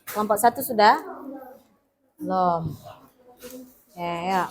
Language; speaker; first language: Indonesian; native; Indonesian